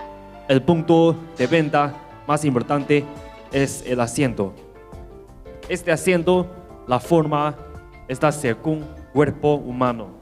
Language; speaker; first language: Spanish; non-native, learner; Chinese